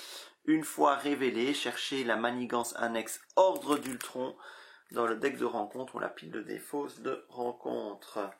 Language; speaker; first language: French; native; French